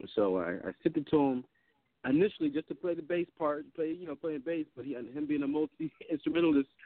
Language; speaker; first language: English; native; English